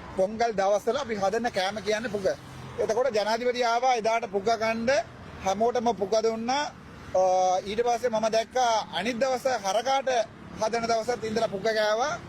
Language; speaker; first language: Sinhala; non-native, local second language; Tamil